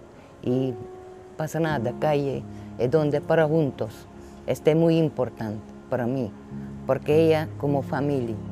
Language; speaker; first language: Spanish; non-native, learner; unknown